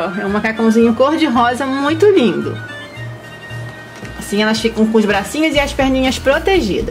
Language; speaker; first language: Portuguese; native; Portuguese